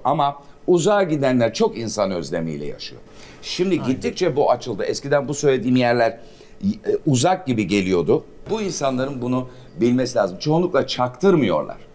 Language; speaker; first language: Turkish; native; Turkish